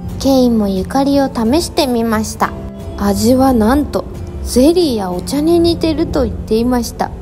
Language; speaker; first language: Japanese; native; Japanese